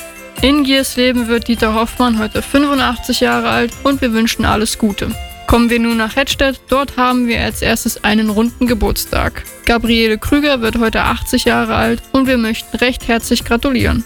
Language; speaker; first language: German; native; German